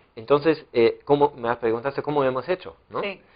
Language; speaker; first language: Spanish; non-native, fluent; German